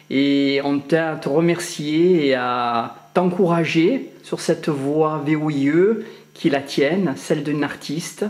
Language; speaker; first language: French; native; French